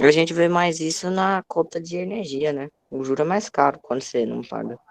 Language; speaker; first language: Portuguese; native; Portuguese